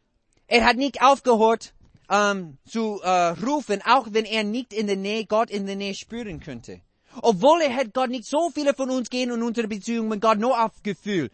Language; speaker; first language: German; non-native, fluent; English